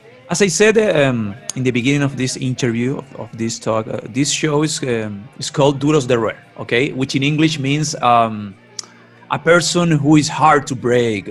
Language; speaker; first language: English; non-native, fluent; Spanish